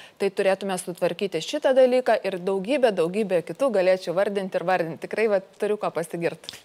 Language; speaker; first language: Lithuanian; native; Lithuanian